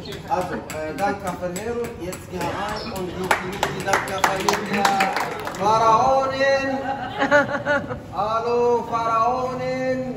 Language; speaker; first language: German; non-native, learner; Arabic